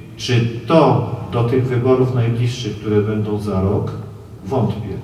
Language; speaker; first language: Polish; native; Polish